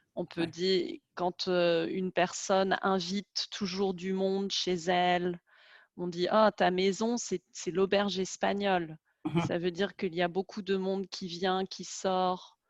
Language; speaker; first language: French; native; French